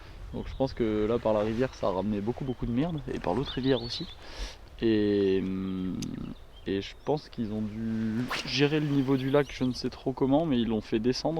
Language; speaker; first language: French; native; French